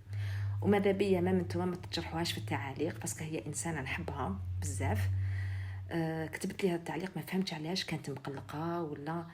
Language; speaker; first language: Arabic; native; Arabic